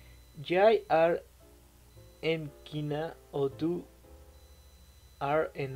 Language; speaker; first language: Norwegian; non-native, learner; Spanish